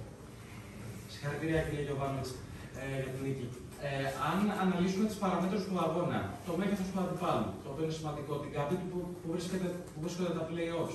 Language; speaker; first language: Greek; native; Greek